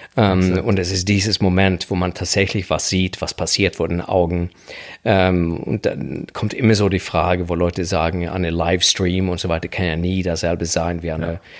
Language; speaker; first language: German; non-native, fluent; Swedish